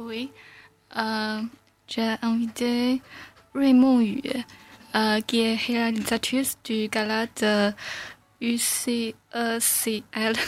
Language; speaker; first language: French; non-native, learner; Chinese